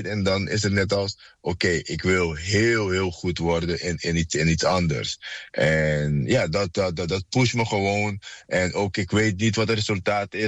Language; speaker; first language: Dutch; non-native, fluent; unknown